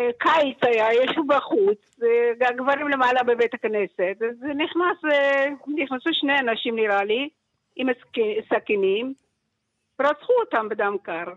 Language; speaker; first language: Hebrew; early bilingual, other home language; Persian